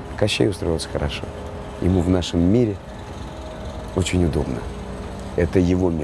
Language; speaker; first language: Russian; native; Russian